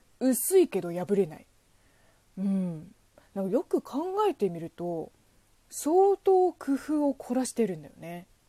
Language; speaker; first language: Japanese; non-native, fluent; Chinese